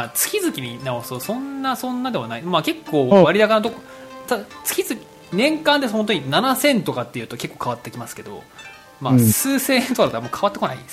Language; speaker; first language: Japanese; native; Japanese